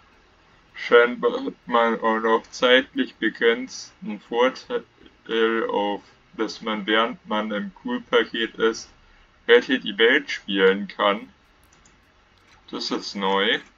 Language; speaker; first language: German; native; German